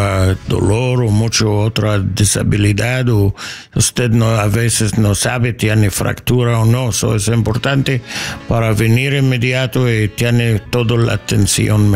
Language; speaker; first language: Spanish; non-native, learner; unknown